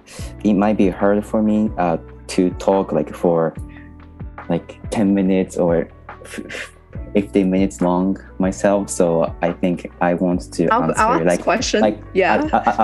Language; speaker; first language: English; non-native, learner; Japanese